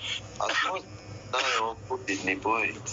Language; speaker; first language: Russian; non-native, learner; Persian